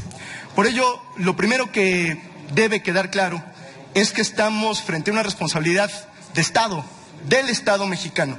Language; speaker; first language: Spanish; native; Spanish